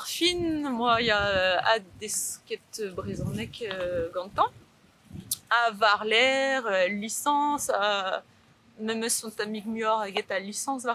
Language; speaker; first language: French; native; French